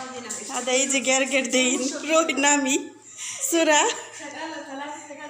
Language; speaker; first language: Arabic; non-native, learner; Bangla